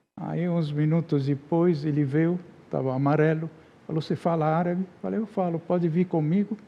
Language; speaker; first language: Portuguese; non-native, fluent; Arabic